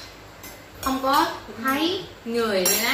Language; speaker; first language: Vietnamese; non-native, learner; Thai